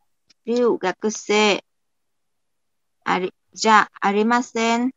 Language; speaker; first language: Japanese; non-native, learner; Vietnamese